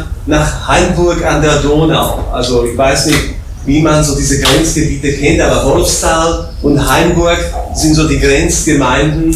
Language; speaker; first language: German; non-native, fluent; Slovak